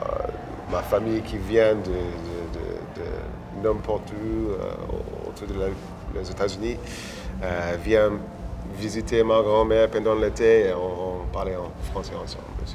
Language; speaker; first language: French; non-native, local second language; English